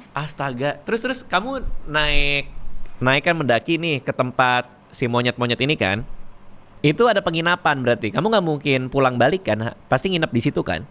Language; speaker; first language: Indonesian; native; Indonesian